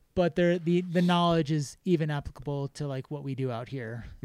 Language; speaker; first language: English; native; English